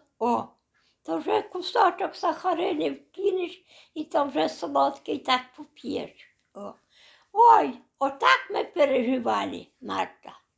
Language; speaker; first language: Polish; non-native, local second language; Belarusian